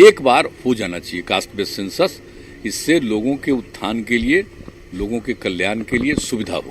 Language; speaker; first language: Hindi; native; Hindi